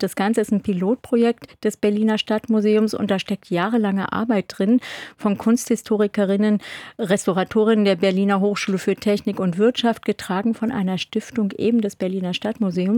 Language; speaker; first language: German; native; German